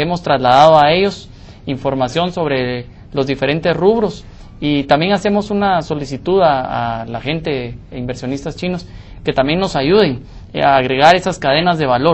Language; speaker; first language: Spanish; native; Spanish